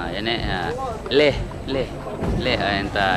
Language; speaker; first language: Arabic; non-native, learner; Indonesian